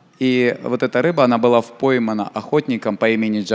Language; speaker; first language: Russian; native; Russian